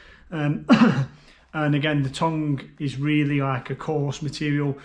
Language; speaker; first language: English; native; English